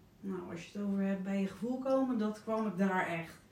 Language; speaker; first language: Dutch; native; Dutch